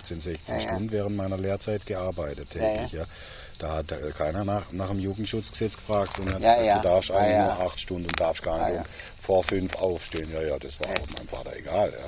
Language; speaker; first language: German; native; German